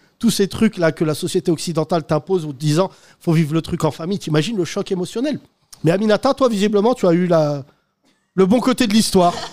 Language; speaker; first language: French; native; French